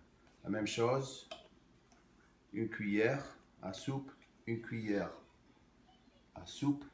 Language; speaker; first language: French; non-native, local second language; Arabic